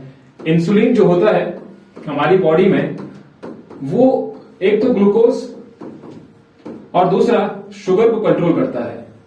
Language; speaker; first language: Hindi; native; Hindi